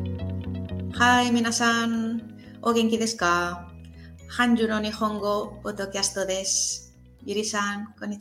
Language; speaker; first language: Japanese; non-native, fluent; Spanish